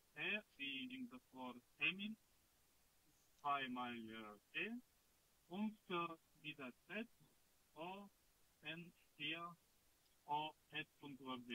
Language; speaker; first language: German; non-native, learner; Russian